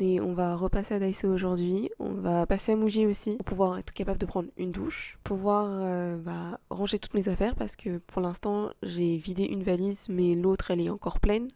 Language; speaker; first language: French; native; French